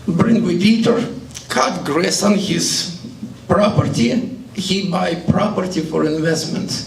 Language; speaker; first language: English; non-native, learner; Estonian